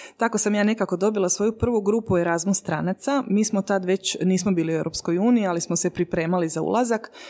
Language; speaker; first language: Croatian; native; Croatian